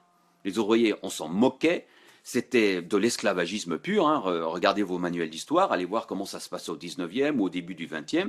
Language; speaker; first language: French; native; French